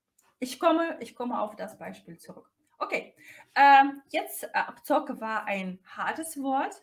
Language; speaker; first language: German; non-native, fluent; Russian